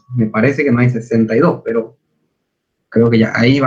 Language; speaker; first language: Spanish; native; Spanish